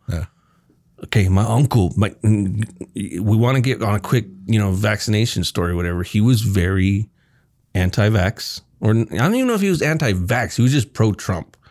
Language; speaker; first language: English; native; English